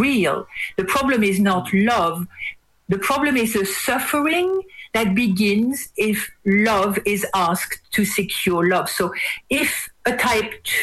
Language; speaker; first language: English; non-native, fluent; French